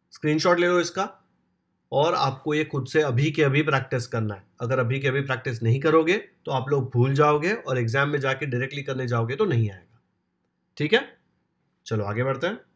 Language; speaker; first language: Hindi; non-native, local second language; Marathi